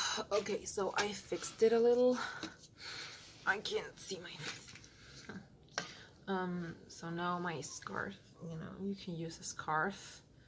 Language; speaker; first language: English; non-native, fluent; Spanish